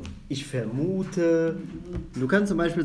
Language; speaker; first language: German; non-native, fluent; Arabic